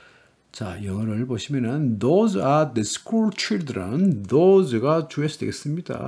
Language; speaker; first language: Korean; native; Korean